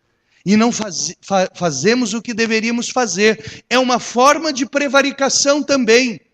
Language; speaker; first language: Portuguese; native; Portuguese